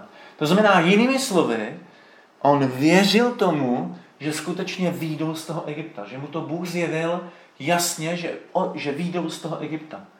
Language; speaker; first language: Czech; native; Czech